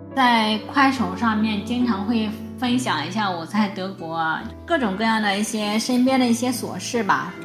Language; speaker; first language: Chinese; native; Chinese